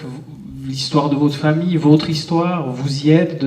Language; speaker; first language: French; native; French